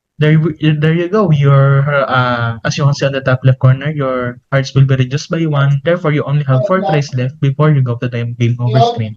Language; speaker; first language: English; non-native, local second language; Filipino